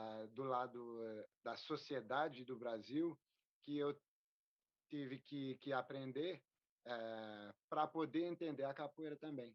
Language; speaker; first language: Portuguese; non-native, fluent; French